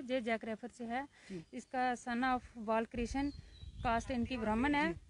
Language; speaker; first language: Hindi; native; Hindi